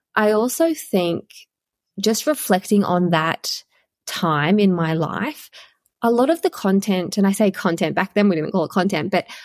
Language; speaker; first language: English; native; English